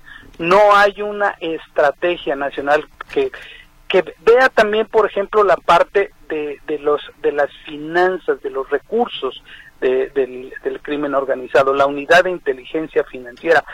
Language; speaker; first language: Spanish; native; Spanish